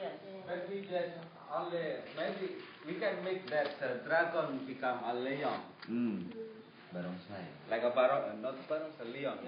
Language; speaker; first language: English; non-native, learner; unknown